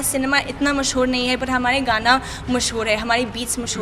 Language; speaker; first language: Hindi; non-native, fluent; Arabic